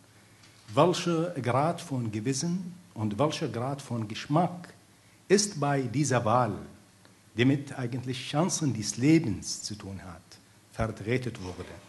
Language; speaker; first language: German; non-native, fluent; Arabic